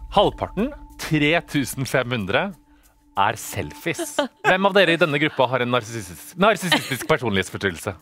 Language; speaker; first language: Norwegian; native; Norwegian